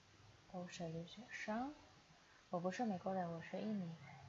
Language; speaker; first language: Chinese; non-native, fluent; Indonesian